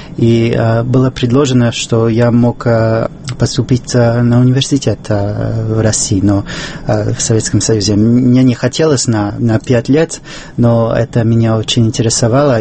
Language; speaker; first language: Russian; non-native, fluent; English